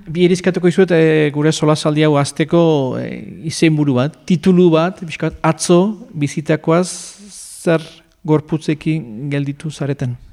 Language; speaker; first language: Basque; native; Basque